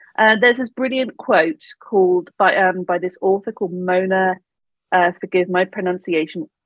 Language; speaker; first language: English; native; English